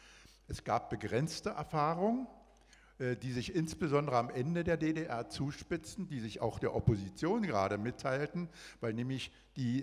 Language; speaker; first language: German; native; German